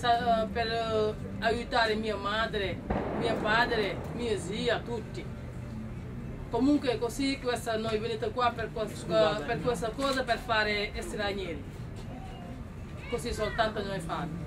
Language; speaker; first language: Italian; non-native, learner; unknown